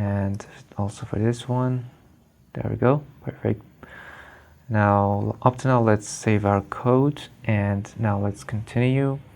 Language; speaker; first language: English; non-native, fluent; Persian